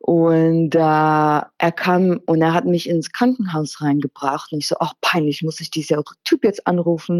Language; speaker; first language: German; non-native, fluent; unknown